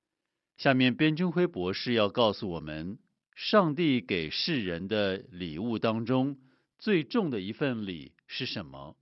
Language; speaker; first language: Chinese; native; Chinese